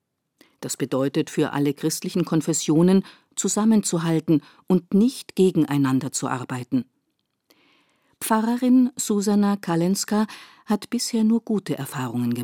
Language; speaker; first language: German; native; German